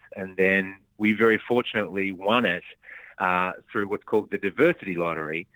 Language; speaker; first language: English; native; English